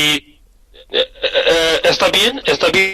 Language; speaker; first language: Spanish; non-native, learner; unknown